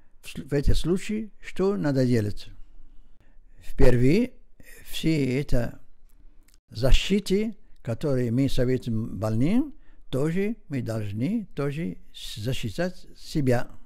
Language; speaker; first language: Russian; non-native, learner; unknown